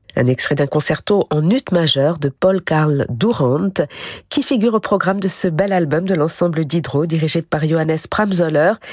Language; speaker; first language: French; native; French